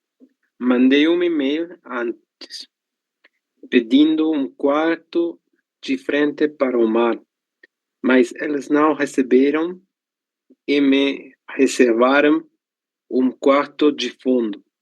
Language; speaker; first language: Portuguese; non-native, learner; Spanish